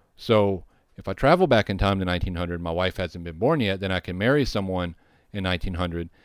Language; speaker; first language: English; native; English